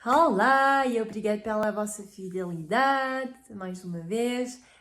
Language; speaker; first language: Portuguese; non-native, fluent; French